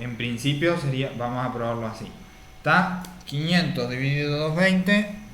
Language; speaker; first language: Spanish; native; Spanish